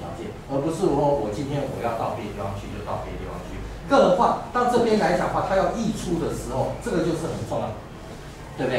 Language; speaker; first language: Chinese; native; Chinese